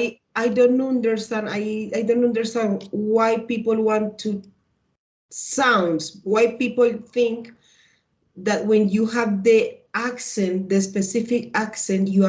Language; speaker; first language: English; non-native, learner; Spanish